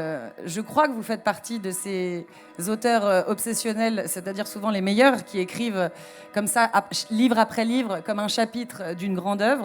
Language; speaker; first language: French; native; French